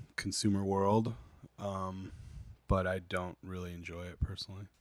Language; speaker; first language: English; native; English